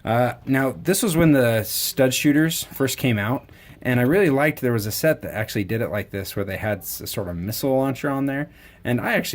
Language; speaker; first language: English; native; English